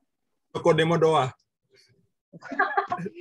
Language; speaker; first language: Japanese; non-native, learner; Indonesian